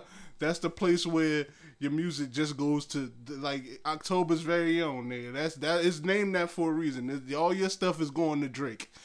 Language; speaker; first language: English; native; English